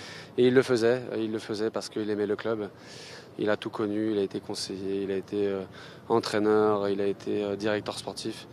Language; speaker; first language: French; native; French